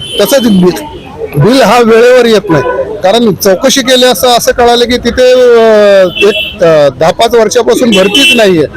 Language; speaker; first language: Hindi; non-native, local second language; Marathi